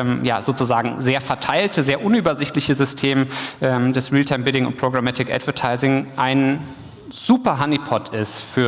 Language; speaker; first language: German; native; German